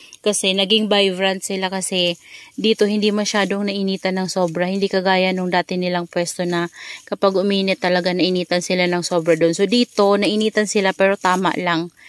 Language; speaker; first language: Filipino; native; Filipino